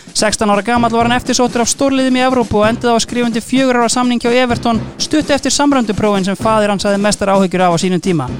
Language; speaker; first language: Icelandic; native; Icelandic